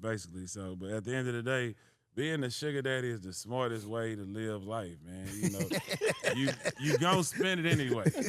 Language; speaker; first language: English; native; English